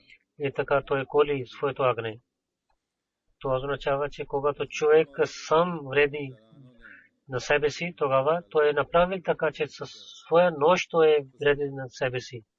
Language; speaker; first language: Bulgarian; non-native, learner; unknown